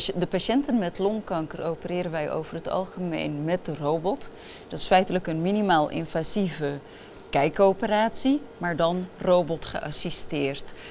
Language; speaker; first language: Dutch; early bilingual, other home language; Arabic